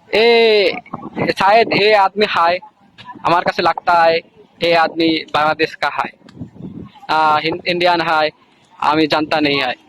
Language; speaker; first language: Hindi; non-native, learner; Bangla